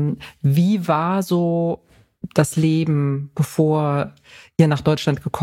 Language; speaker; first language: German; native; German